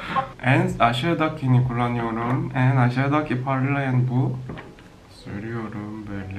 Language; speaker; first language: Turkish; non-native, learner; Korean